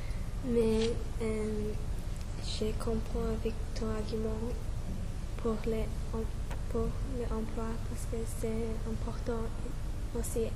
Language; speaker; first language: French; non-native, learner; English